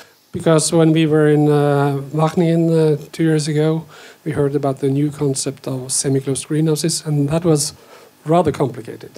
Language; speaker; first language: English; non-native, fluent; Norwegian